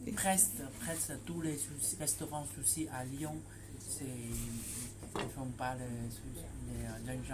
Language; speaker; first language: French; non-native, fluent; Vietnamese